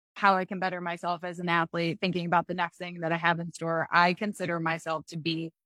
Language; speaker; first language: English; native; English